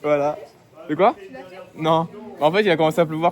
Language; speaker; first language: French; native; French